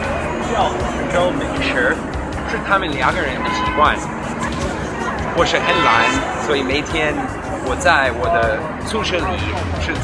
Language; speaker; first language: Chinese; non-native, learner; English